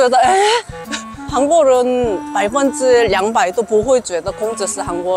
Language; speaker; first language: Chinese; non-native, fluent; Korean